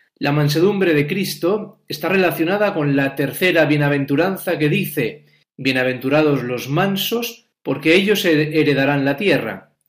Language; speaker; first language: Spanish; native; Spanish